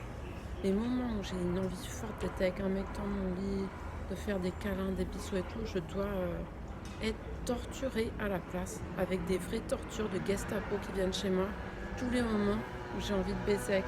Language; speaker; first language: French; native; French